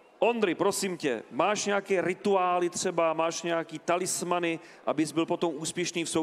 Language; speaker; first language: Czech; native; Czech